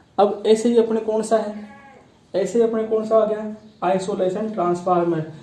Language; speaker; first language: Hindi; native; Hindi